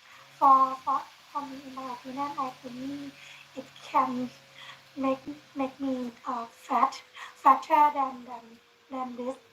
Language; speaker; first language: English; non-native, learner; Thai